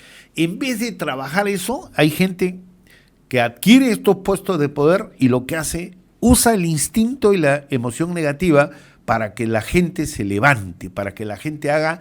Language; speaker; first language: Spanish; native; Spanish